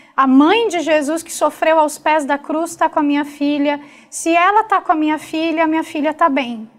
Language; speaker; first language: Portuguese; native; Portuguese